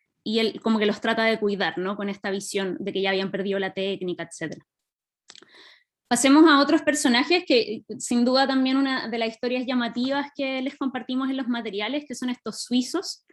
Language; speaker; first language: Spanish; native; Spanish